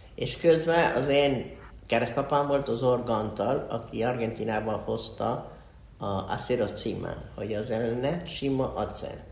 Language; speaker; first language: Hungarian; early bilingual, heritage; Hungarian